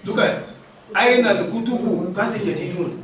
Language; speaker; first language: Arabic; non-native, fluent; Malay